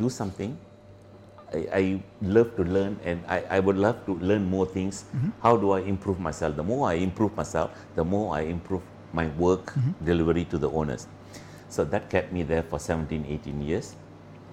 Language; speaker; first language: English; non-native, local second language; Tamil